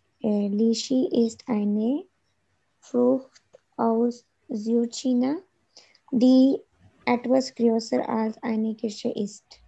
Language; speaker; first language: German; non-native, learner; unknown